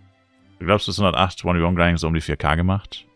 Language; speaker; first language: German; native; German